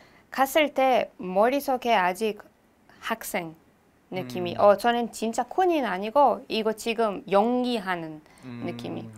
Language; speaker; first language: Korean; non-native, learner; Hebrew